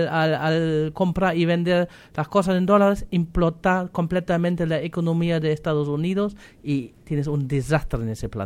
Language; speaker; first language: Spanish; non-native, fluent; German